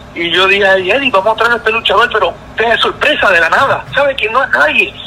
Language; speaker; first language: Spanish; native; Spanish